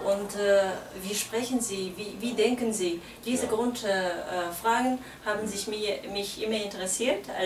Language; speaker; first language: German; non-native, fluent; Kazakh